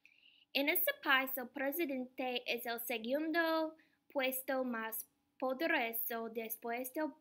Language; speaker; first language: Spanish; non-native, learner; English